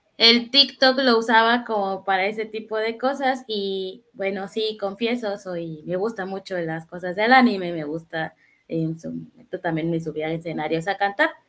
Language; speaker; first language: Spanish; native; Spanish